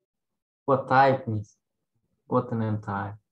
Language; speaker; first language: English; non-native, learner; Indonesian